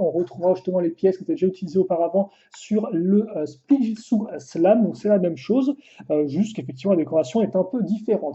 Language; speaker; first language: French; native; French